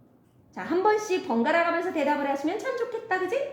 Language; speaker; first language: Korean; native; Korean